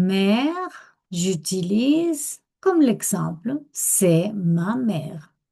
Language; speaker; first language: French; non-native, fluent; Spanish